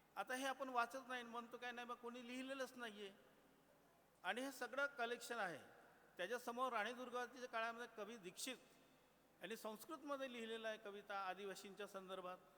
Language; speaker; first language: Marathi; non-native, local second language; Gondi